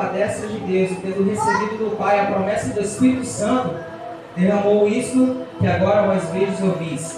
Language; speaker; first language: Portuguese; native; Portuguese